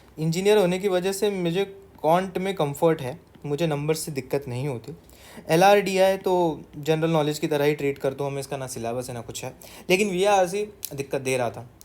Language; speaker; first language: Hindi; non-native, local second language; Marathi